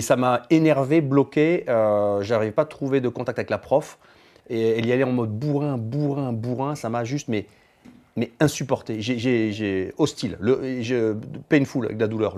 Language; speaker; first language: French; native; French